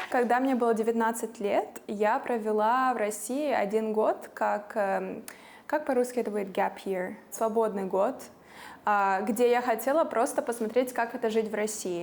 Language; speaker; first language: Russian; non-native, fluent; English